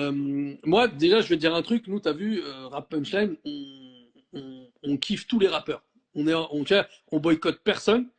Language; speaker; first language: French; native; French